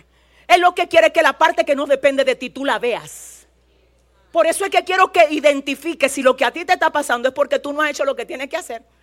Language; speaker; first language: Spanish; native; Spanish